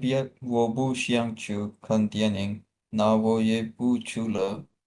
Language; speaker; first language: Chinese; non-native, learner; Urdu